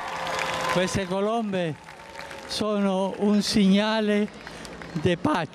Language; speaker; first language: Italian; non-native, fluent; Spanish